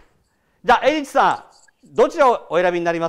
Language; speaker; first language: Japanese; native; Japanese